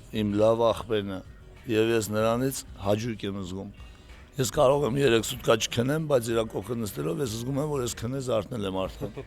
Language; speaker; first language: Armenian; native; Armenian